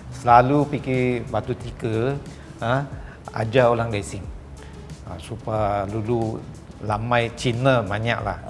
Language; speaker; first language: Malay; non-native, local second language; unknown